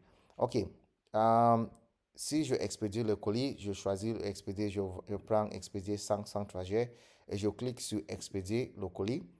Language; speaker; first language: French; non-native, fluent; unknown